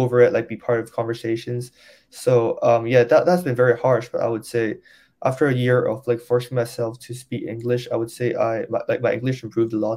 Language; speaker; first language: English; non-native, local second language; Cantonese